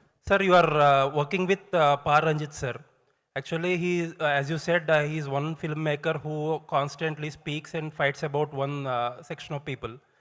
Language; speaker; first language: English; non-native, local second language; Telugu